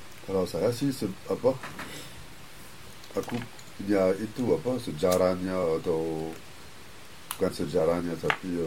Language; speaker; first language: Indonesian; non-native, fluent; French